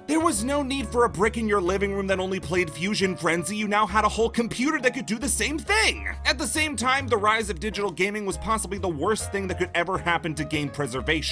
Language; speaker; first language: English; native; English